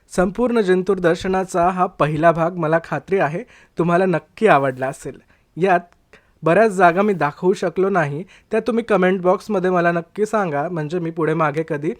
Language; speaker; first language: Marathi; native; Marathi